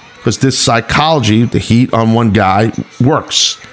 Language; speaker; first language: English; native; English